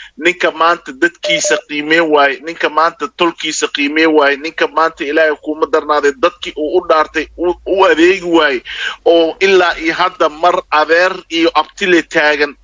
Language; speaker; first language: Somali; non-native, local second language; Maay